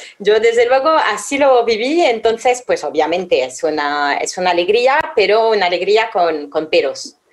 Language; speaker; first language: Spanish; non-native, fluent; French